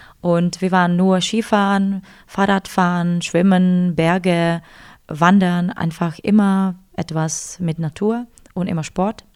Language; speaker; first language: German; non-native, fluent; Czech